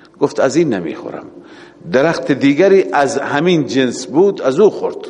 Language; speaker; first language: Persian; native; Persian